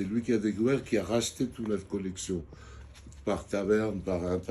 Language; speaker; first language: French; non-native, fluent; Georgian